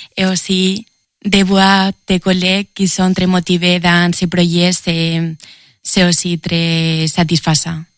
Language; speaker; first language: French; non-native, learner; Spanish